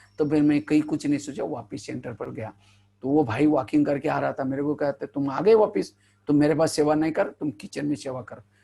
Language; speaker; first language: Hindi; non-native, local second language; Marathi